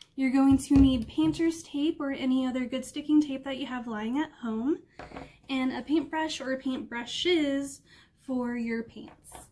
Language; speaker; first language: English; native; English